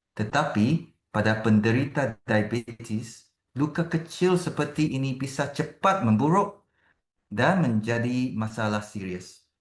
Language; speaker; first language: Malay; non-native, local second language; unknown